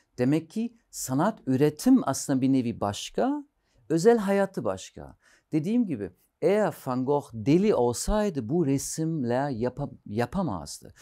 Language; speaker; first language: Turkish; non-native, fluent; German